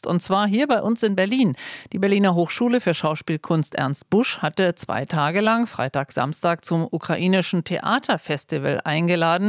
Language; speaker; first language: German; native; German